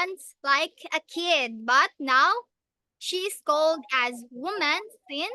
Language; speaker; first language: English; non-native, local second language; Filipino